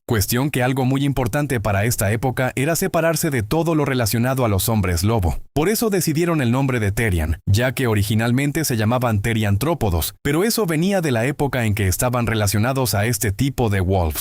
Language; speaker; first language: Spanish; native; Spanish